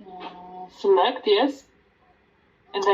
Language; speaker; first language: English; non-native, learner; Polish